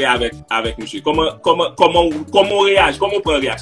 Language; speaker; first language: French; non-native, local second language; Haitian Creole